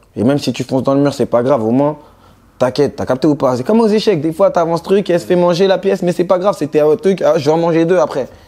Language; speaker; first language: French; native; French